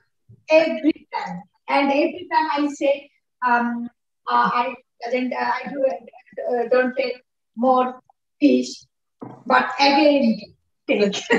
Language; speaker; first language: English; non-native, learner; Bangla